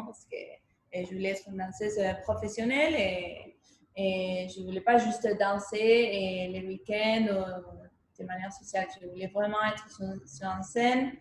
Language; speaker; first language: French; non-native, fluent; Spanish